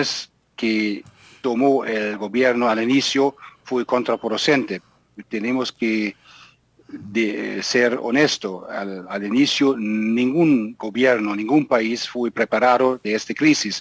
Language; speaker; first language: Spanish; non-native, fluent; German